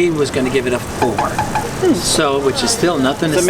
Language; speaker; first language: English; native; English